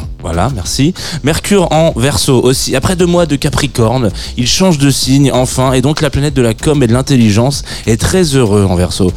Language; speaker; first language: French; native; French